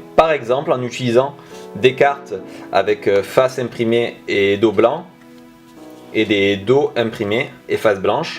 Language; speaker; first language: French; native; French